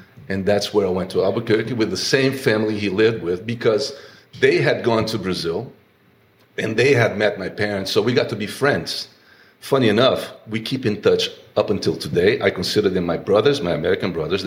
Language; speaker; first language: English; non-native, fluent; Portuguese